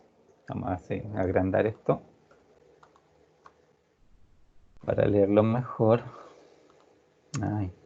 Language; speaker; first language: Spanish; native; Spanish